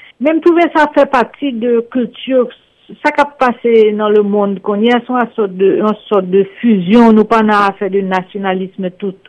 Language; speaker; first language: French; non-native, local second language; Haitian Creole